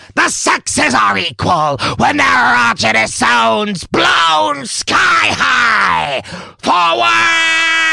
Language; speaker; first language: English; native; English